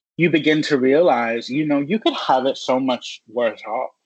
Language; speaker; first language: English; native; English